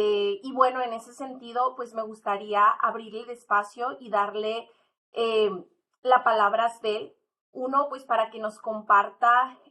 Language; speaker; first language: Spanish; native; Spanish